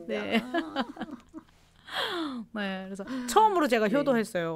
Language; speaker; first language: Korean; native; Korean